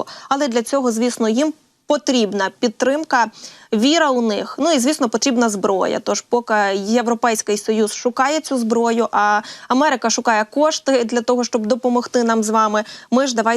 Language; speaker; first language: Ukrainian; native; Ukrainian